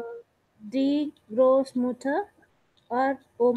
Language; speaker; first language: German; non-native, learner; Telugu